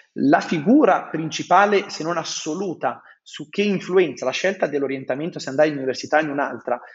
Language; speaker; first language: Italian; native; Italian